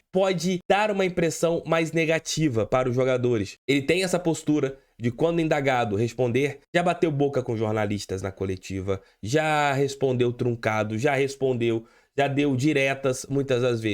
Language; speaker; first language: Portuguese; native; Portuguese